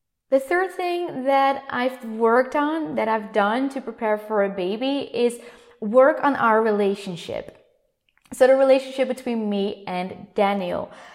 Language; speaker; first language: English; non-native, fluent; Dutch